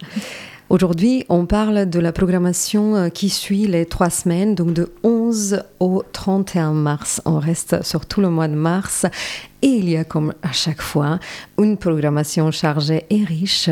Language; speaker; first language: French; native; French